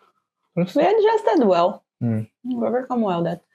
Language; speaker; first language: English; non-native, fluent; Portuguese